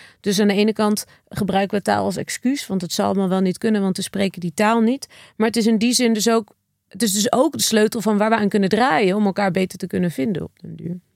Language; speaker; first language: Dutch; native; Dutch